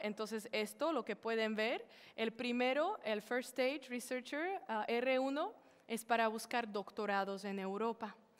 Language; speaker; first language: Spanish; non-native, fluent; Slovak